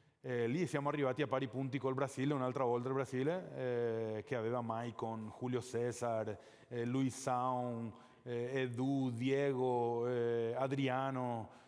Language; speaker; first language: Italian; non-native, fluent; Spanish